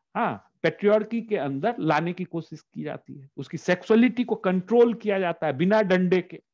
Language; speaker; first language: Hindi; native; Hindi